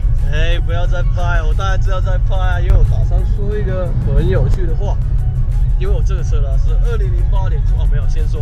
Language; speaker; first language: Chinese; non-native, local second language; Cantonese